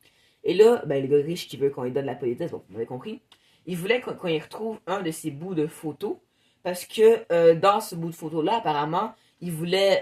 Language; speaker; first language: French; native; French